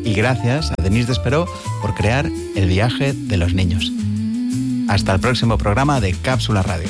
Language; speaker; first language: Spanish; native; Spanish